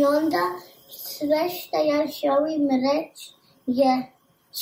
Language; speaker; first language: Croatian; early bilingual, heritage; Croatian